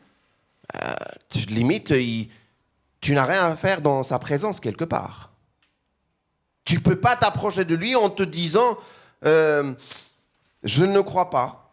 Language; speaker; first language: French; native; French